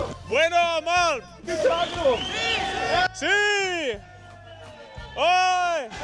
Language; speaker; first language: Spanish; non-native, learner; English